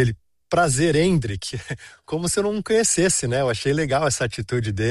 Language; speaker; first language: Portuguese; native; Portuguese